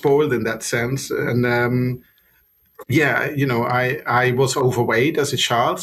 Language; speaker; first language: English; non-native, fluent; Dutch